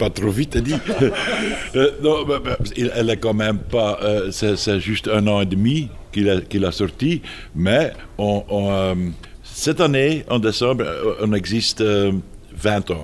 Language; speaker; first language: French; non-native, fluent; Dutch